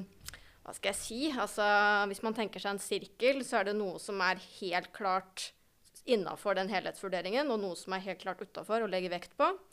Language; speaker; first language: Norwegian; native; Norwegian